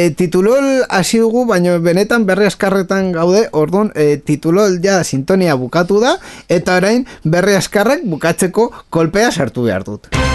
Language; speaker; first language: Basque; non-native, local second language; Spanish